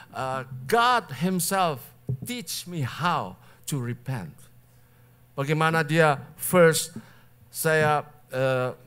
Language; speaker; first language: Indonesian; native; Indonesian